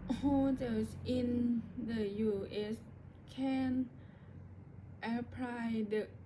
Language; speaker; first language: English; non-native, learner; Thai